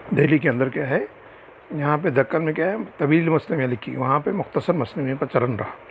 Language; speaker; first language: Urdu; native; Urdu